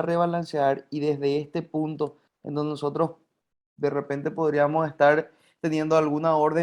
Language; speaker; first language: Spanish; native; Spanish